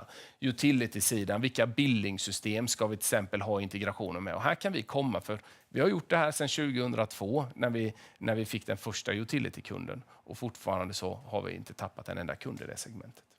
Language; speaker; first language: Swedish; native; Swedish